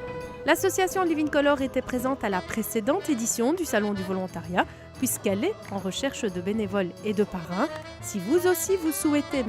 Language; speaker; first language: French; native; French